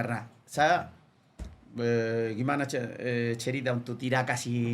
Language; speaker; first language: Indonesian; non-native, fluent; Spanish